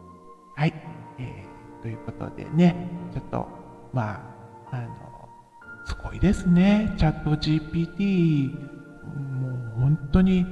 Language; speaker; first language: Japanese; native; Japanese